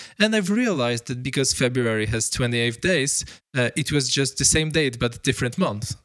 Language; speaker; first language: English; non-native, fluent; Polish